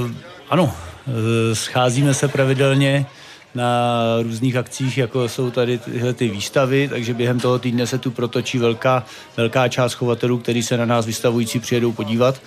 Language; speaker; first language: Czech; native; Czech